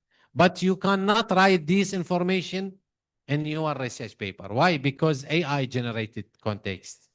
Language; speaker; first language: English; non-native, fluent; Arabic